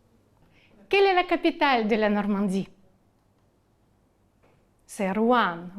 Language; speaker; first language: French; non-native, fluent; Ukrainian